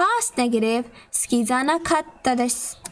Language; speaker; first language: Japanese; non-native, fluent; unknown